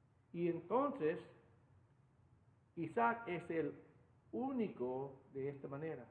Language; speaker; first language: Spanish; non-native, fluent; English